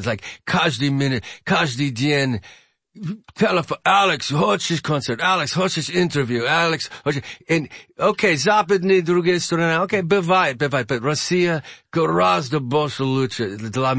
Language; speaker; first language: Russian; non-native, learner; English